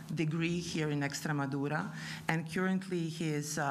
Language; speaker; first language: English; non-native, fluent; Italian